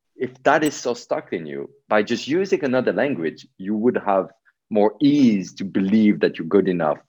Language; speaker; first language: English; non-native, fluent; Polish